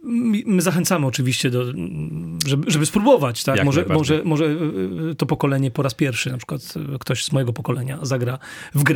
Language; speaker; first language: Polish; native; Polish